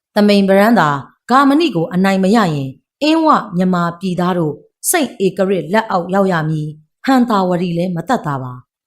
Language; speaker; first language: Burmese; native; Burmese